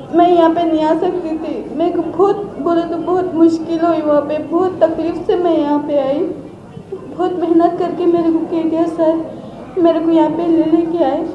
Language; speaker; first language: Hindi; non-native, local second language; Telugu